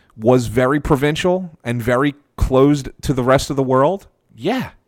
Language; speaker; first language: English; native; English